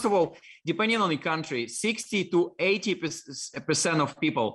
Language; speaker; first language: English; non-native, fluent; Russian